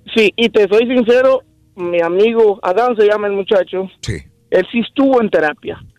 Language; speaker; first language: Spanish; native; Spanish